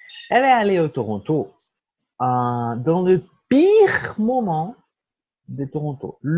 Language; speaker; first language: French; non-native, fluent; Portuguese